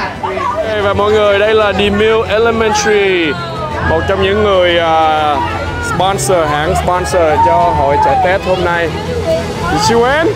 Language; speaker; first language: Vietnamese; early bilingual, heritage; Vietnamese